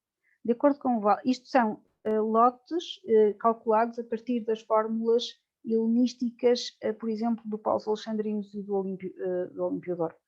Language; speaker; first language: Portuguese; native; Portuguese